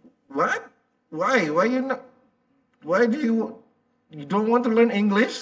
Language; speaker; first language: English; non-native, fluent; Indonesian